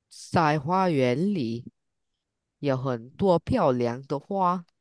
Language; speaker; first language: Chinese; non-native, learner; Vietnamese